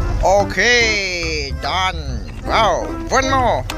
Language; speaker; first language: English; non-native, learner; Khmer